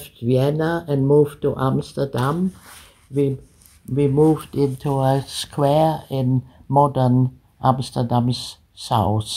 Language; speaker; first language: English; early bilingual, other home language; German